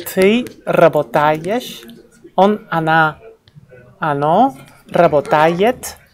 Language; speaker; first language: Russian; non-native, learner; English